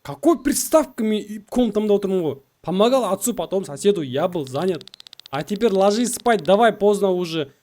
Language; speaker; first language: Russian; non-native, local second language; Kazakh